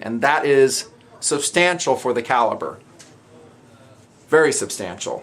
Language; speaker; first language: English; native; English